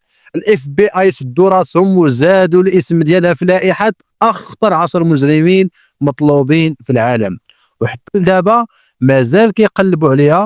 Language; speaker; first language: Arabic; native; Arabic